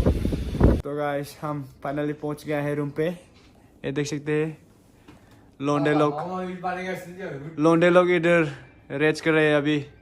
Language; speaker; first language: Hindi; non-native, local second language; Bodo